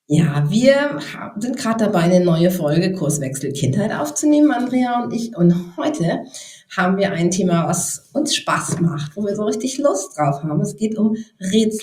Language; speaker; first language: German; native; German